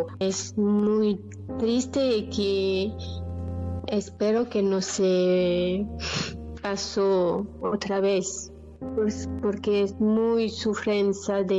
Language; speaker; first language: Spanish; non-native, learner; French